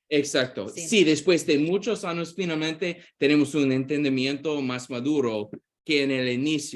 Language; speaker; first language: Spanish; non-native, fluent; English